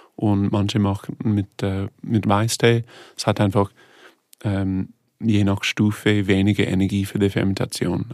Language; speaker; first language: German; non-native, fluent; English